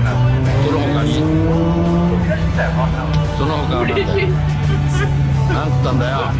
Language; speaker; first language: Japanese; native; Japanese